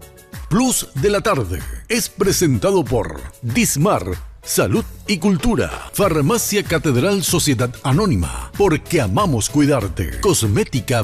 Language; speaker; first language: Spanish; native; Spanish